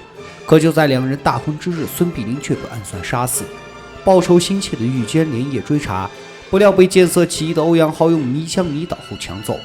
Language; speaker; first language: Chinese; native; Chinese